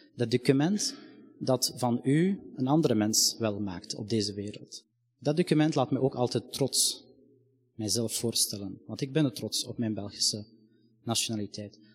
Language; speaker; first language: Dutch; non-native, fluent; Arabic